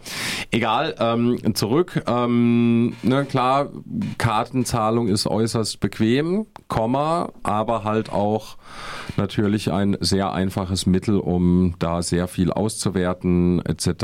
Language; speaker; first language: German; native; German